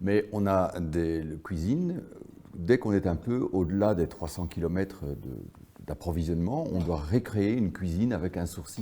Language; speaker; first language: French; native; French